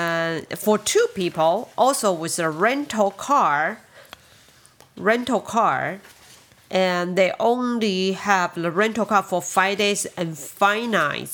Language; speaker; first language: English; non-native, learner; Chinese